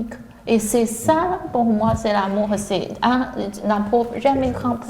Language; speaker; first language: French; non-native, learner; Chinese